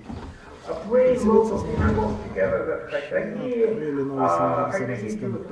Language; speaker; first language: Russian; non-native, local second language; Azerbaijani